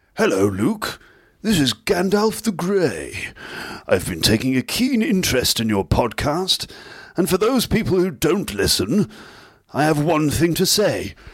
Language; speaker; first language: English; native; English